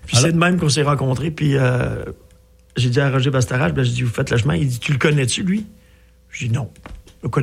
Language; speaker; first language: French; native; French